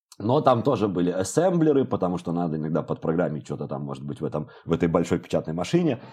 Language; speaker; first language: Russian; native; Russian